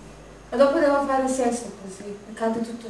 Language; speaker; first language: Italian; non-native, learner; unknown